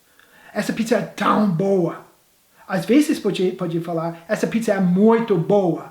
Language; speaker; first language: Portuguese; non-native, fluent; English